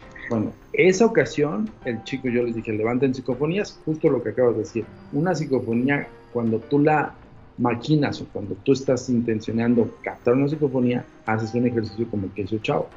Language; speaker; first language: Spanish; native; Spanish